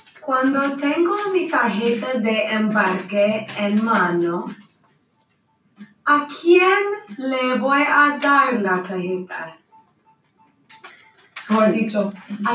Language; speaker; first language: Spanish; non-native, learner; English